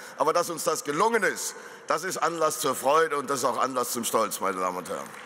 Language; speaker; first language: German; native; German